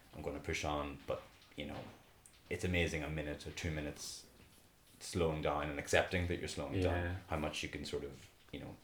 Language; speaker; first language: English; native; English